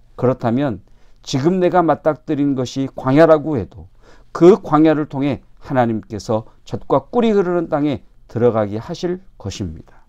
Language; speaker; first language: Korean; native; Korean